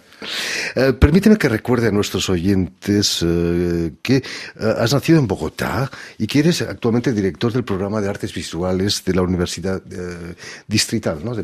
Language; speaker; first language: Spanish; native; Spanish